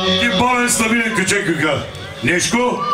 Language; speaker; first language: Bulgarian; non-native, local second language; Turkish